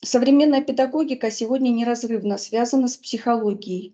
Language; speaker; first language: Russian; native; Russian